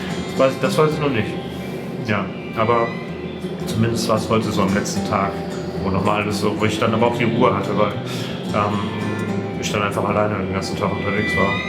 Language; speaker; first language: German; native; German